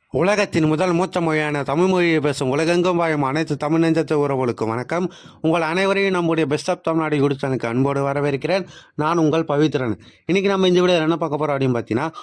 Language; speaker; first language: Tamil; native; Tamil